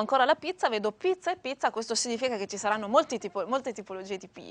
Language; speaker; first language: Italian; native; Italian